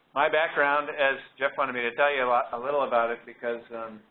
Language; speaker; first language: English; native; English